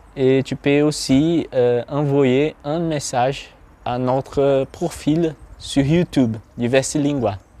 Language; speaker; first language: French; non-native, learner; Portuguese